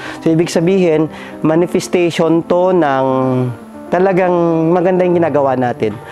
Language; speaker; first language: Filipino; non-native, local second language; Hiligaynon